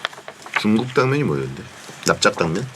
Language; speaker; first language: Korean; native; Korean